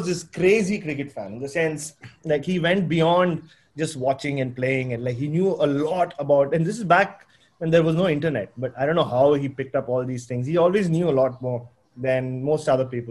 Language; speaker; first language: English; non-native, local second language; Tamil